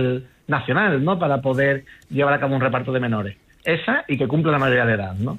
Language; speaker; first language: Spanish; native; Spanish